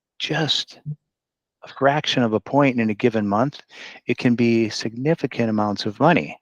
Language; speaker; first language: English; native; English